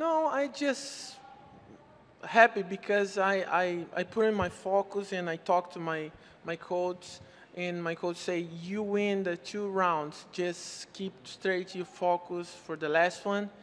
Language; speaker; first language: English; non-native, learner; Portuguese